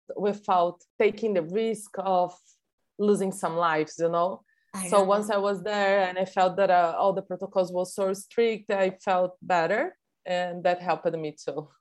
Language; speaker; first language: English; non-native, fluent; Portuguese